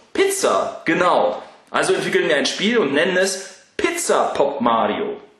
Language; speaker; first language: German; early bilingual, other home language; Russian